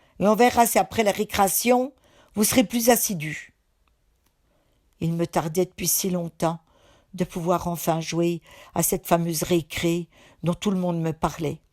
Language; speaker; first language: French; native; French